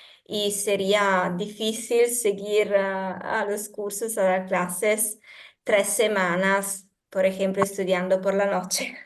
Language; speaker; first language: Spanish; non-native, fluent; Italian